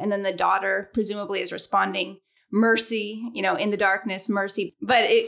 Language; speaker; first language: English; native; English